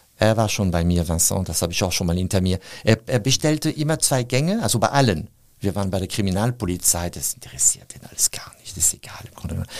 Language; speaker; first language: German; non-native, fluent; French